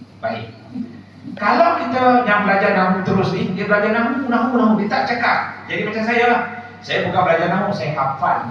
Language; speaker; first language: Malay; native; Malay